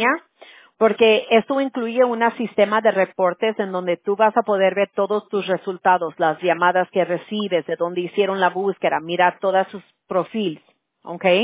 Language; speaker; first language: Spanish; early bilingual, heritage; Spanish